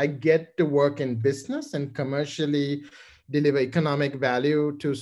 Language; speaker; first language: English; non-native, local second language; Sinhala